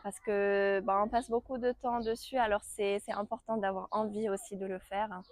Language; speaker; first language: French; non-native, fluent; German